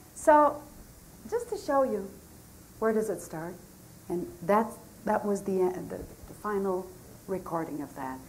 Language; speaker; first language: English; non-native, fluent; French